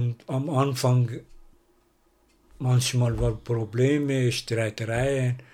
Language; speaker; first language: German; non-native, learner; Persian